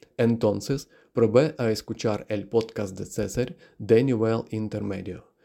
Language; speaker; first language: Spanish; non-native, learner; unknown